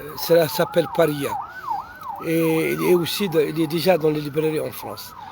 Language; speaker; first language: French; non-native, local second language; Arabic